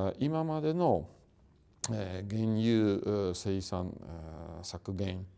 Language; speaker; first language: Japanese; non-native, fluent; Russian